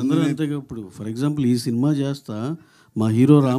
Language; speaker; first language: Telugu; native; Telugu